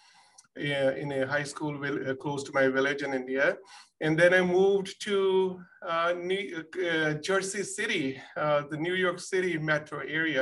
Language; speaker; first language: English; non-native, local second language; Punjabi